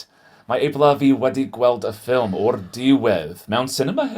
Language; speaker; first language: Welsh; non-native, learner; English